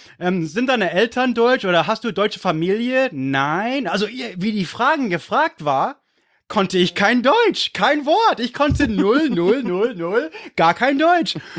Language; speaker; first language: German; non-native, fluent; English